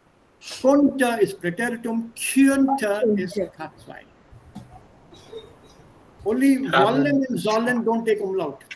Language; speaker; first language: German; non-native, fluent; Hindi